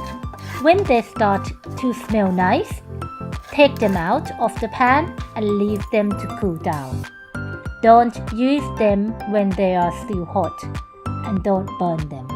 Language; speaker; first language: English; non-native, fluent; Thai